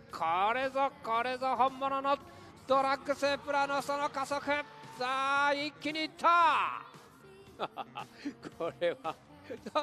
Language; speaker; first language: Japanese; native; Japanese